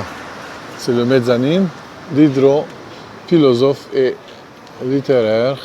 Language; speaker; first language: French; non-native, fluent; Hungarian